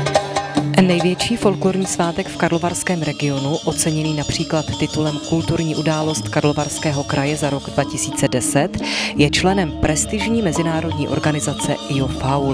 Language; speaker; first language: Czech; native; Czech